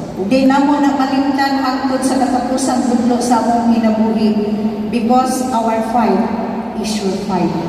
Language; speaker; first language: Cebuano; non-native, local second language; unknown